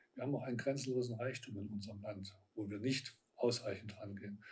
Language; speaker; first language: German; native; German